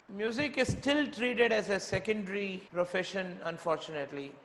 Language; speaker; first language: English; non-native, local second language; Tamil